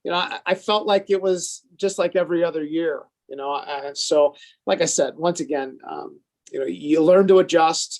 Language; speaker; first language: English; native; English